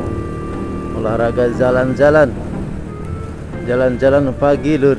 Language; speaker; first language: Indonesian; non-native, local second language; Sundanese